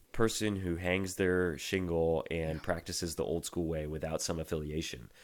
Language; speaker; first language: English; native; English